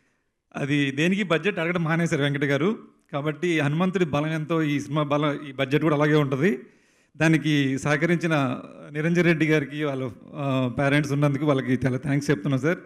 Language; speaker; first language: Telugu; native; Telugu